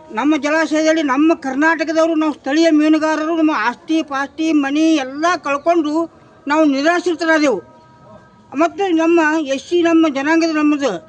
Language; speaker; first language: Kannada; native; Kannada